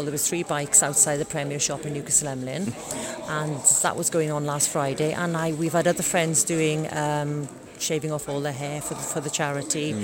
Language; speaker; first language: English; native; English